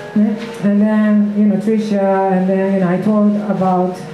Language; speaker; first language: English; non-native, learner; Japanese